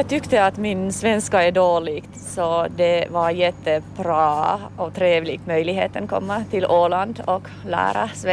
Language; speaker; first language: Swedish; non-native, local second language; Finnish